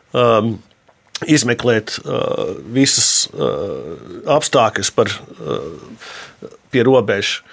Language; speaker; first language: Latvian; early bilingual, heritage; Latvian